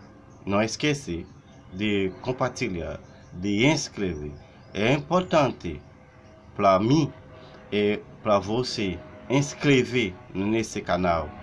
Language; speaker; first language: Portuguese; non-native, learner; Haitian Creole